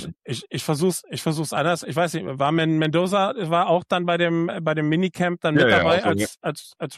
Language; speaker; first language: German; native; German